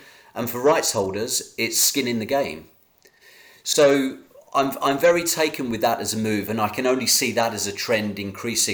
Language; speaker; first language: English; native; English